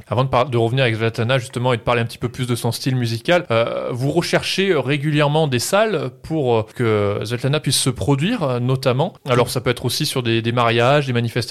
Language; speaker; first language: French; native; French